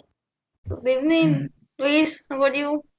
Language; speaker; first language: English; non-native, fluent; Spanish